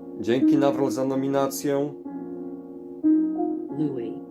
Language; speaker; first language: Polish; native; Polish